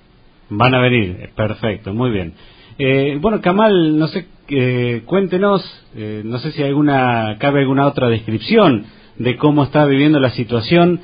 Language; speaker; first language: Spanish; native; Spanish